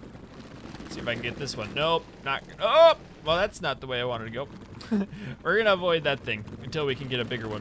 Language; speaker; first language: English; native; English